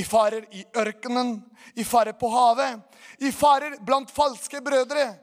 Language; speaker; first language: Norwegian; non-native, fluent; Portuguese